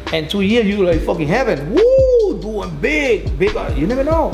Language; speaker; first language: English; non-native, local second language; Spanish